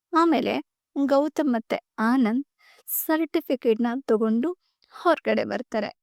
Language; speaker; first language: Kannada; native; Kannada